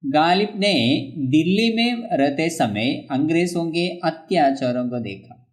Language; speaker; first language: Hindi; non-native, local second language; Malayalam